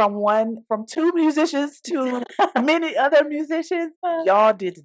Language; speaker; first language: English; native; English